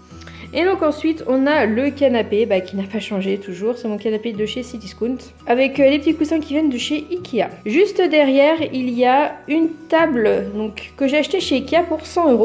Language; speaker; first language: French; native; French